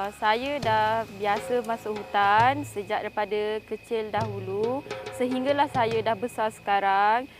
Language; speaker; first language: Malay; non-native, local second language; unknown